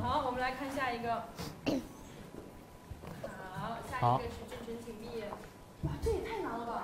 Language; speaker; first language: Chinese; native; Chinese